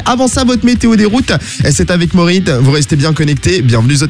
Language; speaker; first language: French; native; French